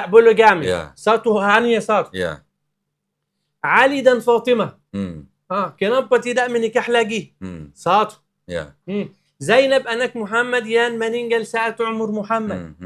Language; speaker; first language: Indonesian; non-native, learner; Arabic